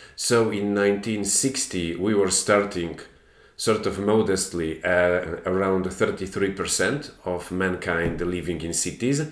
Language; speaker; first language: English; non-native, fluent; Polish